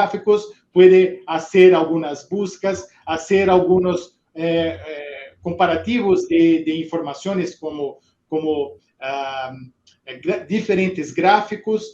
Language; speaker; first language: Spanish; non-native, fluent; Portuguese